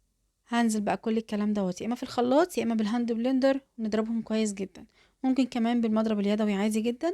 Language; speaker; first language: Arabic; native; Arabic